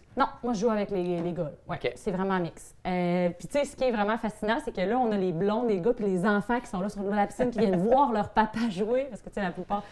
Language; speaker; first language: French; native; French